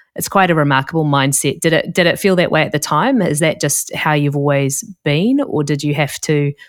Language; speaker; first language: English; native; English